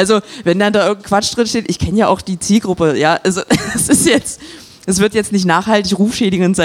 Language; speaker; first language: German; native; German